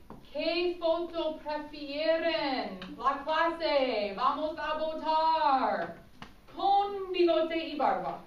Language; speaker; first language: Spanish; non-native, fluent; English